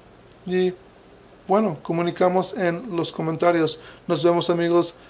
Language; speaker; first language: Spanish; non-native, fluent; English